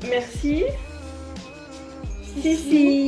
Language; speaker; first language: French; native; French